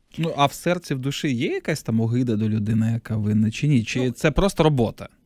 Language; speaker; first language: Ukrainian; native; Ukrainian